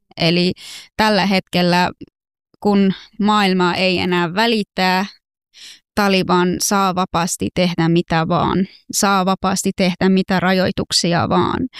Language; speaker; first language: Finnish; non-native, fluent; Persian